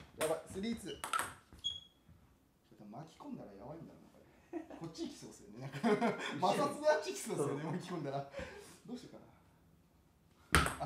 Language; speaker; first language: Japanese; native; Japanese